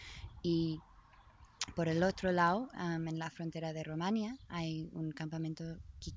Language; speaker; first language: Spanish; non-native, learner; English